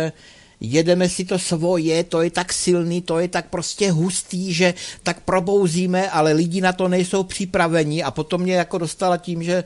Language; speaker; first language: Czech; native; Czech